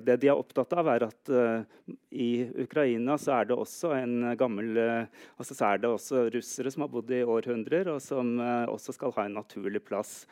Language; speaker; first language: Norwegian; native; Norwegian